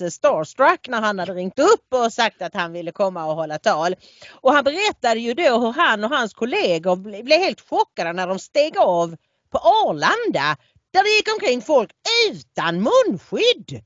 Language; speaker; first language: Swedish; native; Swedish